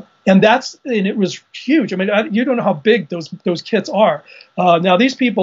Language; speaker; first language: English; native; English